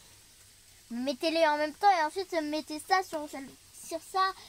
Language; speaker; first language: French; native; French